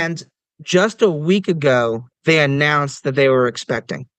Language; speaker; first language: English; native; English